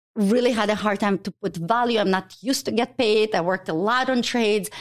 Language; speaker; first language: English; non-native, fluent; Ukrainian